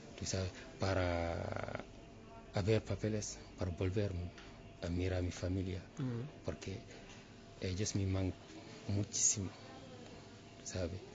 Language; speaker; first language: Spanish; non-native, learner; Fula